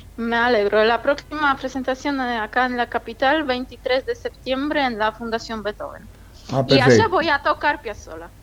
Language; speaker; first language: Spanish; non-native, fluent; Polish